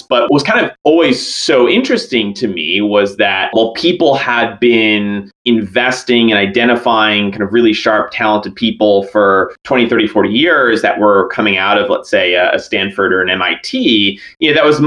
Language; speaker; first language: English; native; English